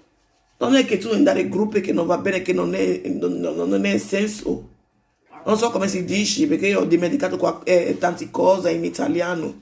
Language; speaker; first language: Italian; non-native, learner; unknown